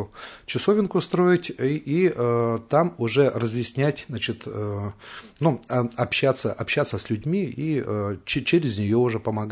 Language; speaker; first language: Russian; native; Russian